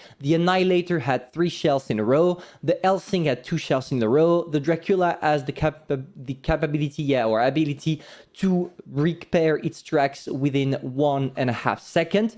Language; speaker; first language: English; non-native, fluent; French